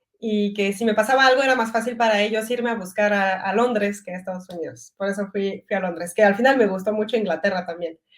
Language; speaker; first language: Spanish; early bilingual, heritage; French